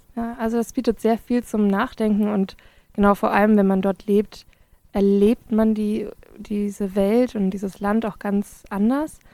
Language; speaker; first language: German; early bilingual, other home language; Spanish